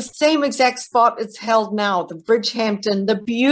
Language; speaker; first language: English; native; English